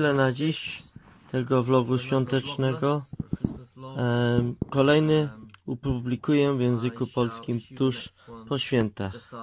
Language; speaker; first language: Polish; non-native, learner; English